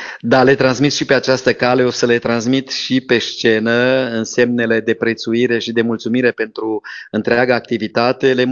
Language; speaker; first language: Romanian; native; Romanian